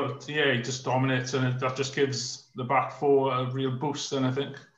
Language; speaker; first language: English; native; English